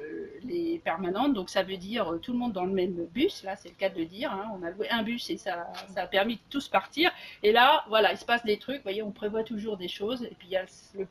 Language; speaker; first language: French; native; French